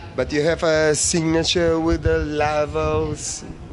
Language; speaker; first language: English; non-native, learner; Macedonian